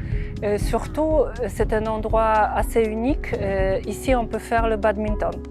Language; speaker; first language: French; non-native, fluent; Russian